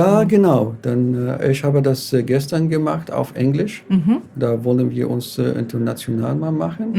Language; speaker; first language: German; non-native, fluent; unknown